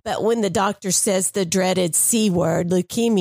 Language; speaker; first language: English; native; English